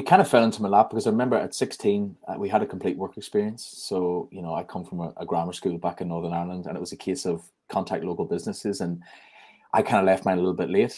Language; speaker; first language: English; native; English